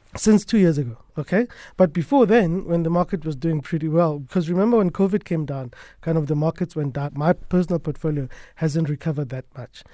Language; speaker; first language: English; non-native, local second language; Tswana